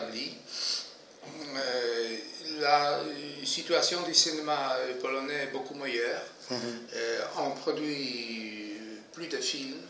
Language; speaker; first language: French; non-native, fluent; Polish